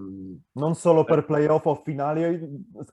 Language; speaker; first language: Italian; non-native, fluent; Polish